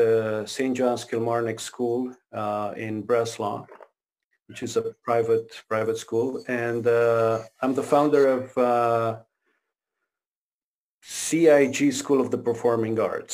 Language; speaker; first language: English; non-native, fluent; Romanian